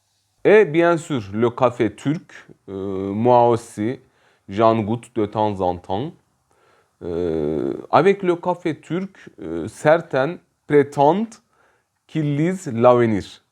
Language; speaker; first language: French; non-native, fluent; Turkish